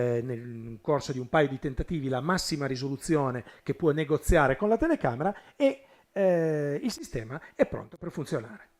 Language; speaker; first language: Italian; native; Italian